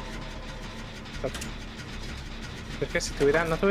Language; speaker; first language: Spanish; native; Spanish